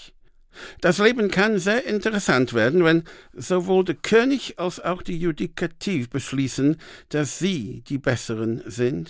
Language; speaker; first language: German; non-native, fluent; English